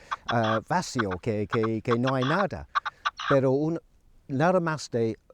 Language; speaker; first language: Spanish; non-native, fluent; English